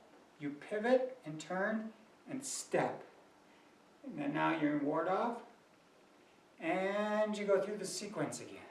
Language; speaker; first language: English; native; English